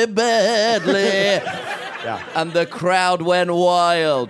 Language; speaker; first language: English; native; English